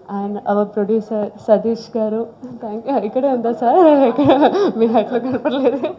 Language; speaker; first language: Telugu; non-native, learner; Malayalam